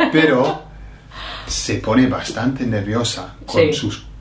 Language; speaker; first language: Spanish; non-native, fluent; English